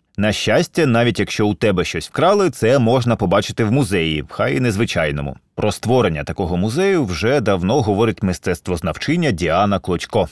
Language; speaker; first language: Ukrainian; native; Ukrainian